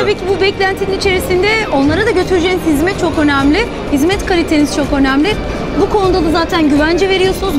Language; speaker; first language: Turkish; native; Turkish